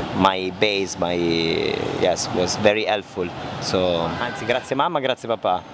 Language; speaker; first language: English; non-native, learner; Italian